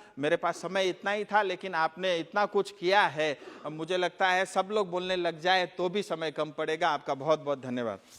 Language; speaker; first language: Hindi; non-native, local second language; Nepali